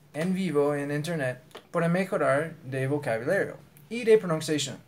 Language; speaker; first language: Spanish; non-native, learner; English